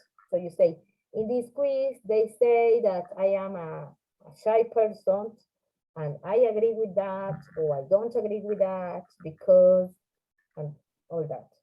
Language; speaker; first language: English; non-native, fluent; Spanish